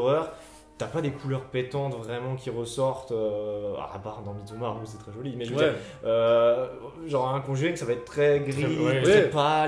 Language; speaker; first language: French; native; French